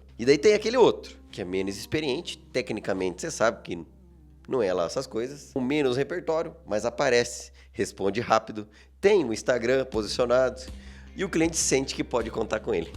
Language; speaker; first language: Portuguese; native; Portuguese